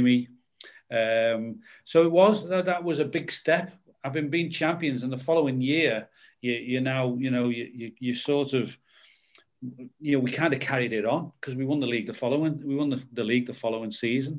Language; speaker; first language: English; native; English